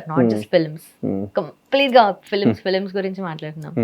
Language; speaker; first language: Telugu; native; Telugu